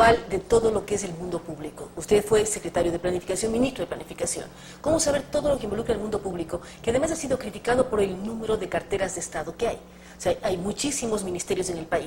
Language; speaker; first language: Spanish; native; Spanish